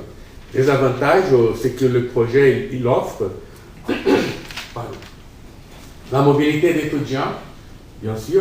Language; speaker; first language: French; non-native, fluent; Portuguese